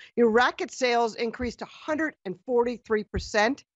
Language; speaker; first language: English; native; English